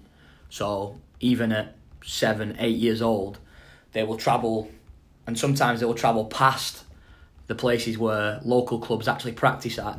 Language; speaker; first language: English; native; English